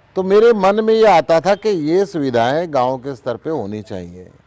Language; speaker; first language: Hindi; native; Hindi